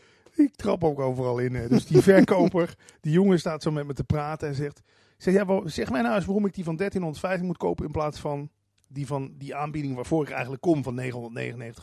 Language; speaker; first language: Dutch; native; Dutch